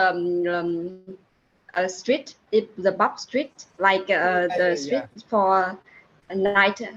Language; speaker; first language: English; non-native, learner; Vietnamese